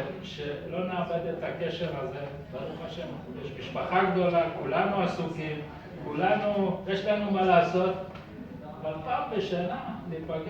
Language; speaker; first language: Hebrew; early bilingual, other home language; Persian